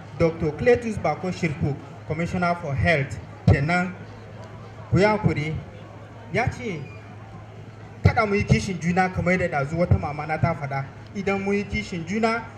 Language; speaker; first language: Hausa; non-native, local second language; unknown